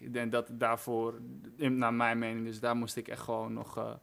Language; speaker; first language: Dutch; native; Dutch